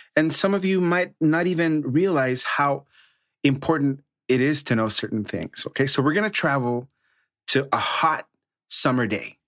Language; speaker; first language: English; early bilingual, other home language; Spanish